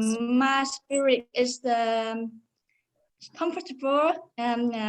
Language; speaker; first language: English; non-native, learner; Vietnamese